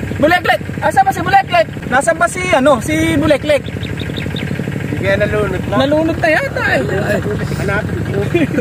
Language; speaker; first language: Filipino; non-native, local second language; Pampanga